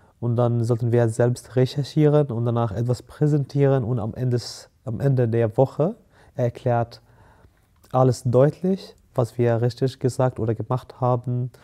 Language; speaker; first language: German; non-native, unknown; Arabic